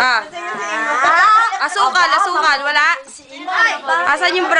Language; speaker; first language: Filipino; native; Filipino